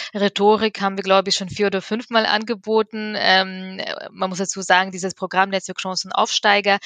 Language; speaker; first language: German; early bilingual, other home language; Russian